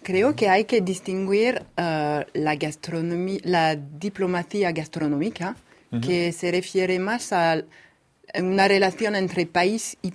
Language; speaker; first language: Spanish; non-native, fluent; French